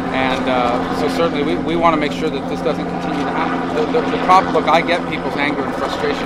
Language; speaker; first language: English; native; English